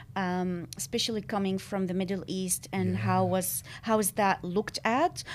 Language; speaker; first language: English; non-native, fluent; Arabic